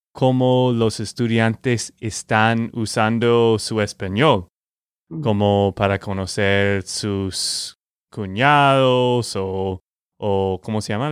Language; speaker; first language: Spanish; non-native, fluent; English